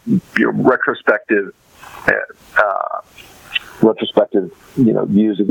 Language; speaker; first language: English; native; English